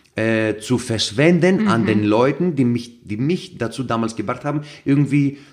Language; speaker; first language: German; non-native, fluent; Greek